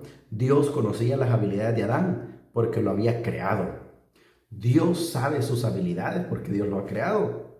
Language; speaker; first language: Spanish; native; Spanish